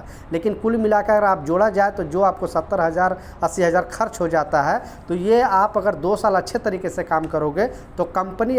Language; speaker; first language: Hindi; native; Hindi